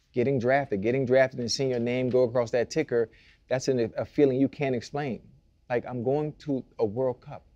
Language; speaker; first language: English; native; English